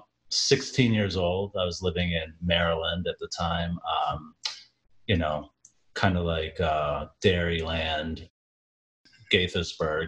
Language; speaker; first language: English; early bilingual, other home language; Jamaican Creole English